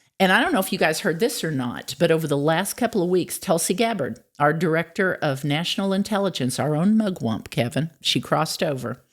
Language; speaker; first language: English; native; English